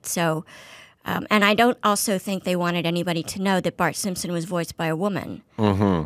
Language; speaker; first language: English; native; English